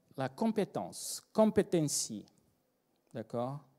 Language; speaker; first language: French; non-native, fluent; Portuguese